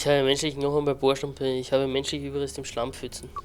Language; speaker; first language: German; native; German